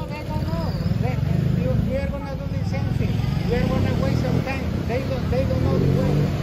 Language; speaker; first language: English; non-native, learner; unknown